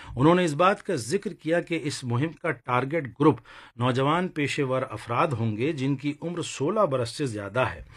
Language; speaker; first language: Urdu; native; Urdu